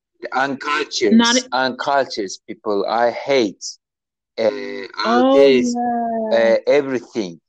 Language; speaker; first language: English; non-native, learner; Turkish